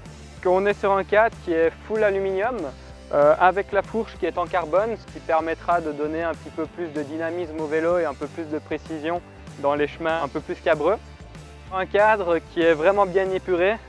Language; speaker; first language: French; native; French